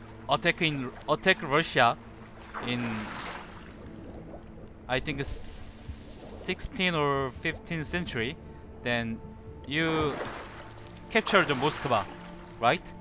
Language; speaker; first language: English; non-native, learner; Korean